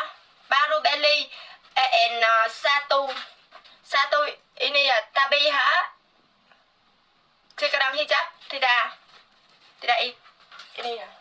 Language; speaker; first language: Indonesian; non-native, learner; Vietnamese